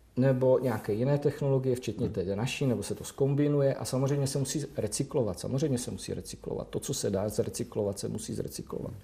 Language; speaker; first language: Czech; native; Czech